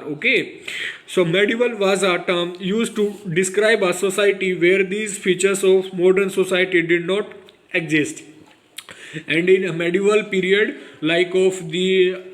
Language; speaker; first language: English; non-native, local second language; Hindi